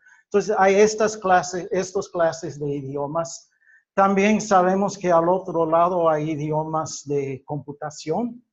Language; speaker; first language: Spanish; non-native, fluent; English